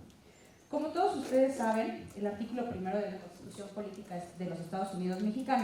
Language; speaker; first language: Spanish; native; Spanish